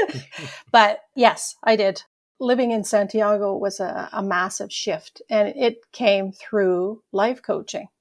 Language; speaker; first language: English; native; English